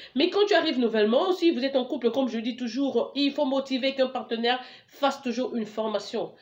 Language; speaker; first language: French; non-native, local second language; Lingala